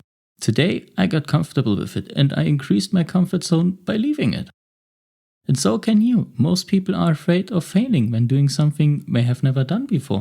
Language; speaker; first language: English; non-native, fluent; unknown